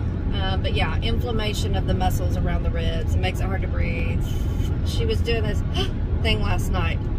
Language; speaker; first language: English; native; English